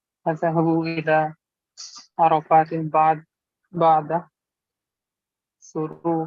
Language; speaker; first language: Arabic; non-native, learner; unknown